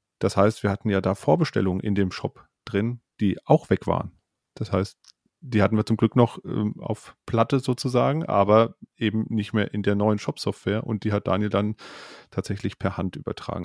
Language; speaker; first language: German; native; German